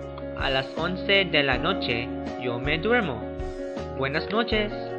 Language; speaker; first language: Spanish; non-native, learner; English